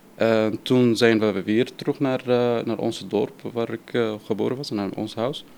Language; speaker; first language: Dutch; non-native, fluent; Arabic